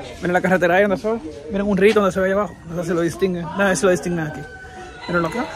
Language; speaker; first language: Spanish; native; Spanish